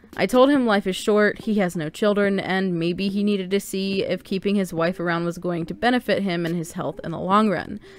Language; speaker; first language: English; native; English